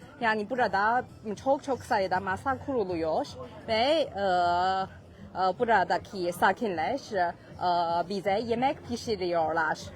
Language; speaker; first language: Turkish; non-native, learner; Chinese